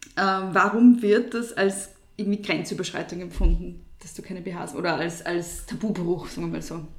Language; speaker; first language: German; native; German